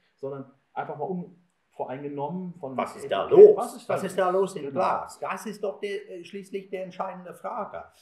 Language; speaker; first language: German; non-native, fluent; English